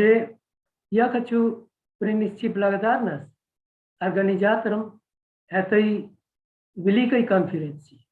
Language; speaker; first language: Russian; non-native, fluent; Hindi